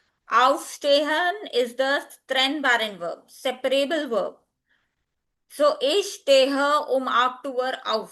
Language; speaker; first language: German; non-native, fluent; Hindi